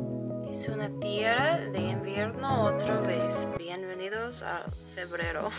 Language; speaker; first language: Spanish; non-native, learner; English